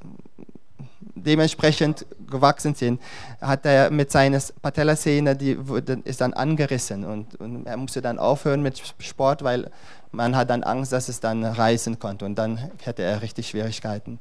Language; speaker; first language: German; non-native, fluent; Dutch